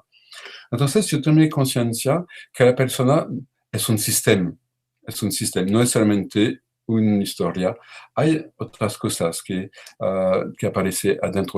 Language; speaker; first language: Spanish; non-native, learner; French